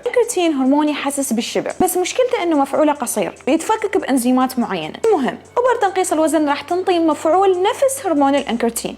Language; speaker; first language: Arabic; native; Arabic